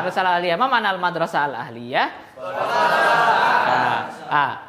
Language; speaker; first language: Arabic; non-native, fluent; Indonesian